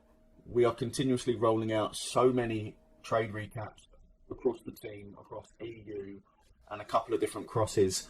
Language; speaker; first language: English; native; English